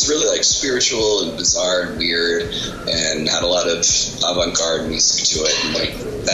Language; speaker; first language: English; native; English